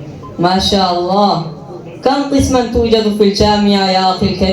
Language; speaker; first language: Arabic; non-native, learner; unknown